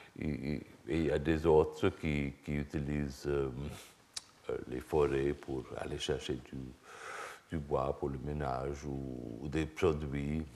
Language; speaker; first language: French; non-native, fluent; Swedish